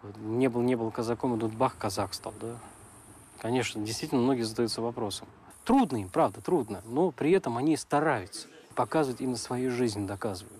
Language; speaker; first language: Russian; non-native, local second language; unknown